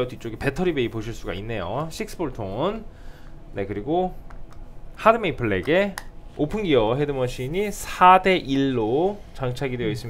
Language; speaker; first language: Korean; native; Korean